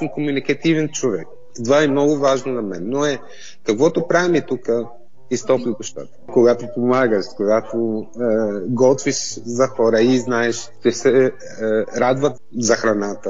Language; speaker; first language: Bulgarian; non-native, fluent; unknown